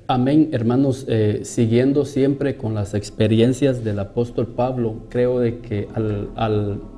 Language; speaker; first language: Spanish; native; Spanish